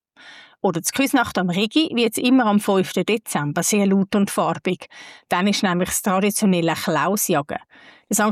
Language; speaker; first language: German; native; German